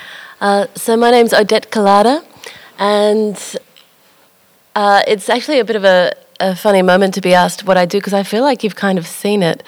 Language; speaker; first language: English; native; English